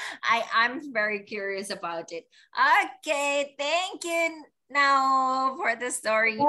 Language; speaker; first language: English; non-native, fluent; Indonesian